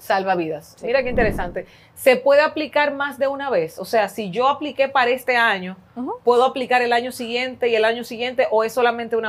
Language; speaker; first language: Spanish; native; Spanish